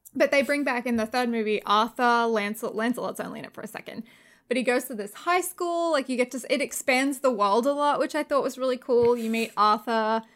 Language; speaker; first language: English; native; English